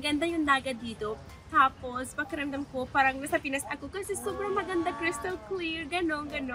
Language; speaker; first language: Filipino; non-native, learner; Arabic